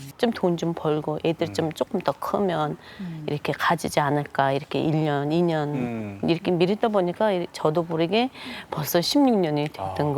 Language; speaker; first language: Korean; non-native, fluent; Mongolian